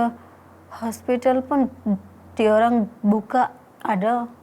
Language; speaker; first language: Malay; non-native, learner; Bangla